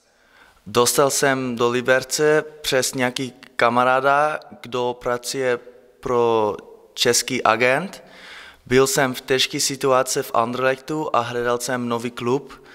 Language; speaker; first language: Czech; non-native, learner; Dutch